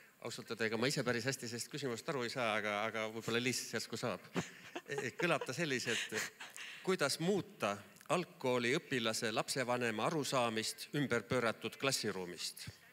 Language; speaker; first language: Estonian; native; Estonian